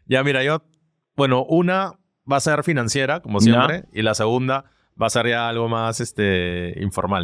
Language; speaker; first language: Spanish; native; Spanish